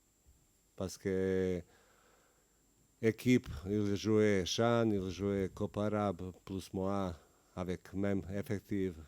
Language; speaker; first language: French; non-native, learner; Bosnian